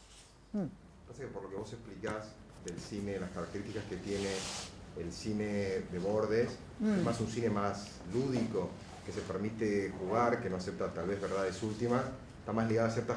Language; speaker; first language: Spanish; native; Spanish